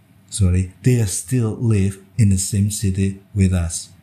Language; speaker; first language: English; non-native, fluent; Indonesian